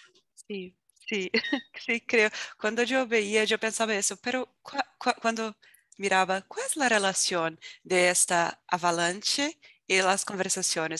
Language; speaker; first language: Spanish; non-native, fluent; Portuguese